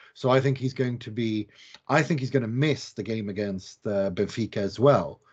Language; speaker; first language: English; non-native, fluent; Swedish